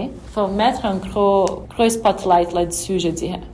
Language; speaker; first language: French; non-native, fluent; Portuguese